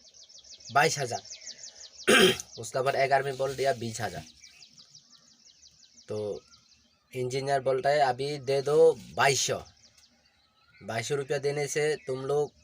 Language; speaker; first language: Hindi; non-native, local second language; Kok Borok